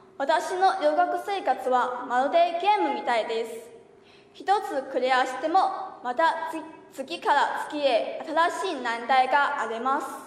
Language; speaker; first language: Japanese; non-native, learner; Chinese